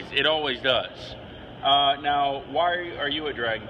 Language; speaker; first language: English; native; English